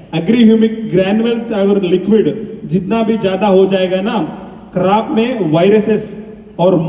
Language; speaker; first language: Hindi; non-native, local second language; Telugu